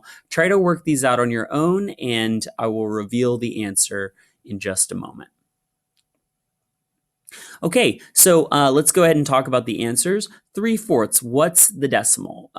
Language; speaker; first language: English; native; English